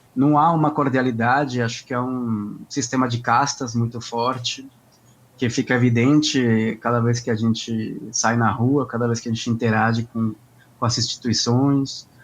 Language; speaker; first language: Portuguese; non-native, fluent; Spanish